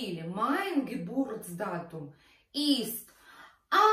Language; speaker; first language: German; non-native, fluent; Russian